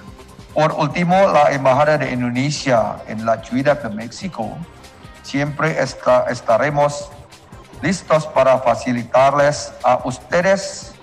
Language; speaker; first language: Spanish; non-native, learner; Indonesian